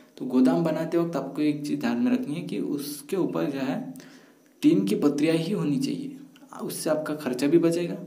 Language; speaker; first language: Hindi; non-native, local second language; Marathi